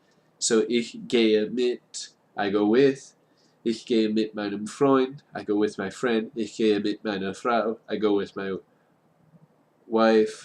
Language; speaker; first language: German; non-native, fluent; English